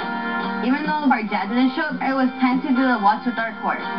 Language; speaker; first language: English; early bilingual, other home language; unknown